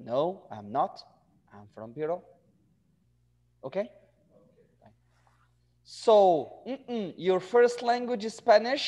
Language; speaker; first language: English; non-native, fluent; Arabic